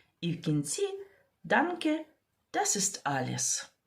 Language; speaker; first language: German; non-native, fluent; Ukrainian